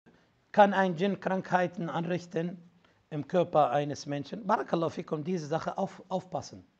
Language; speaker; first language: German; non-native, fluent; Arabic